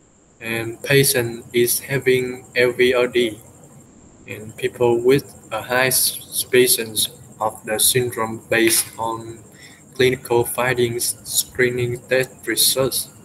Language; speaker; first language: English; non-native, fluent; Vietnamese